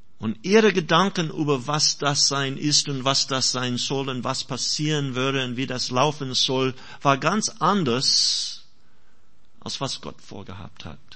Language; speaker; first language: German; non-native, fluent; English